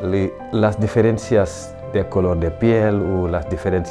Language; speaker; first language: Spanish; non-native, fluent; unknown